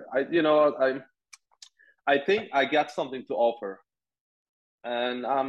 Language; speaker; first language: English; non-native, fluent; Polish